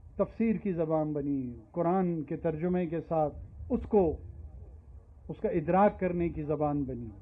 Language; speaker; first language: Urdu; non-native, local second language; Pashto